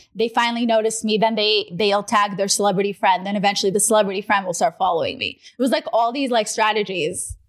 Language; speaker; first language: English; non-native, fluent; Russian